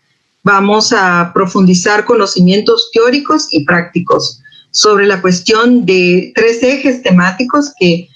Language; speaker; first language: Spanish; native; Spanish